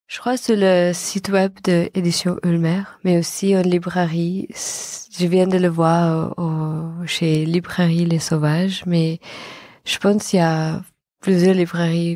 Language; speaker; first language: French; non-native, fluent; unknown